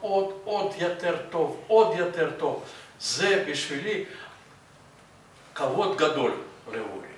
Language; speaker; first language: Hebrew; non-native, fluent; Russian